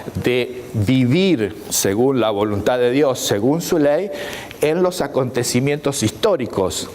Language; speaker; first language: Spanish; native; Spanish